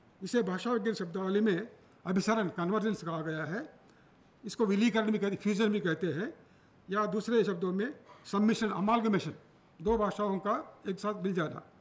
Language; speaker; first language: Hindi; non-native, local second language; Telugu